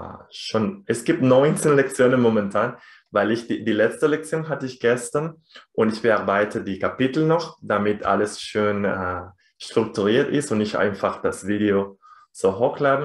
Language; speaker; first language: German; non-native, fluent; Spanish